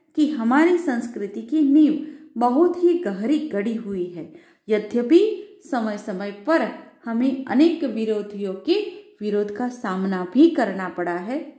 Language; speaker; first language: Hindi; non-native, local second language; Gujarati